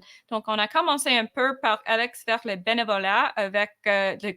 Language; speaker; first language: French; non-native, fluent; English